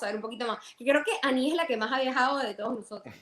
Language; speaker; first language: Spanish; native; Spanish